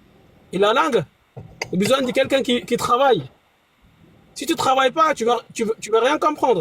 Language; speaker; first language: French; non-native, fluent; Arabic